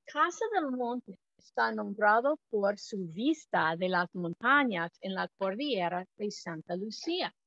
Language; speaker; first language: Spanish; non-native, fluent; English